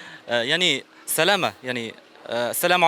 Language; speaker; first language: Arabic; non-native, learner; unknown